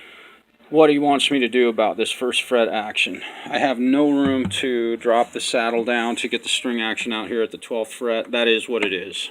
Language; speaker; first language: English; native; English